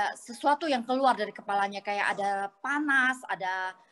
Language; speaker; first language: Indonesian; native; Indonesian